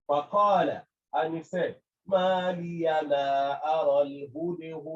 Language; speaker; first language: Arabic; non-native, fluent; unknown